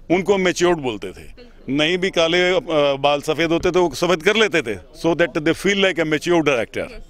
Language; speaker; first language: Hindi; native; Hindi